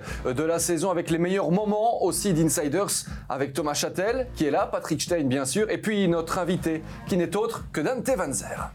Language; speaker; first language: French; native; French